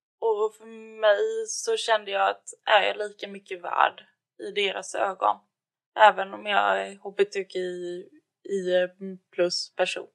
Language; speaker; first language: Swedish; native; Swedish